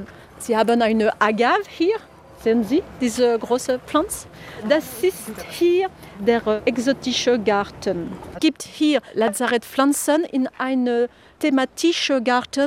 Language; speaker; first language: German; non-native, fluent; French